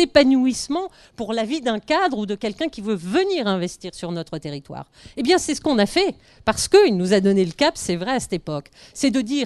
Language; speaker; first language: French; native; French